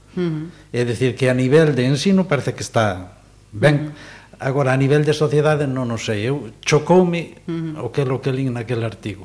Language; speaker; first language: Galician; native; Galician